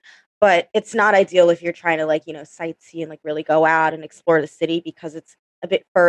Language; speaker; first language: English; native; English